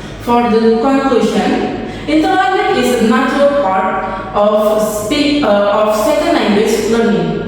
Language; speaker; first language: English; non-native, learner; Indonesian